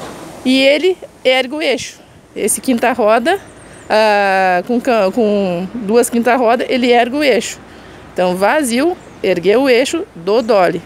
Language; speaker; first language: Portuguese; native; Portuguese